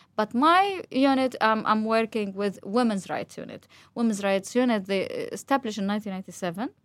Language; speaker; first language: English; non-native, fluent; Arabic